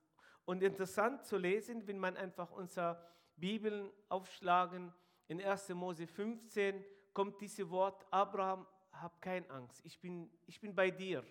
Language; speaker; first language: German; non-native, fluent; Arabic